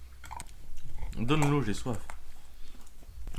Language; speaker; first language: French; native; French